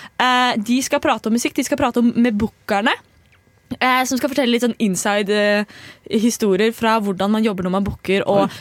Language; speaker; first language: Norwegian; native; Norwegian